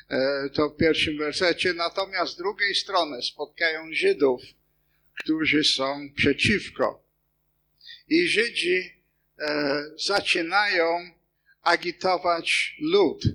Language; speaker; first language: Polish; non-native, fluent; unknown